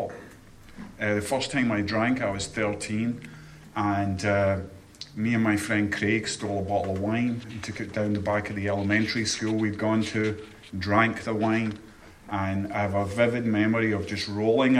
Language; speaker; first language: English; native; English